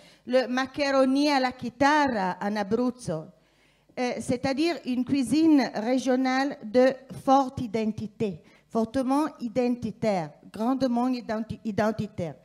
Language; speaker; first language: French; non-native, fluent; Italian